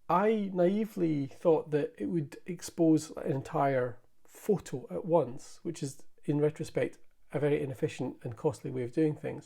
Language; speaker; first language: English; native; English